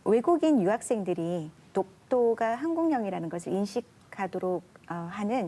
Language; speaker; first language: Korean; native; Korean